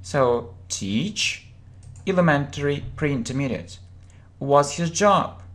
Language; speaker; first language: English; non-native, fluent; Russian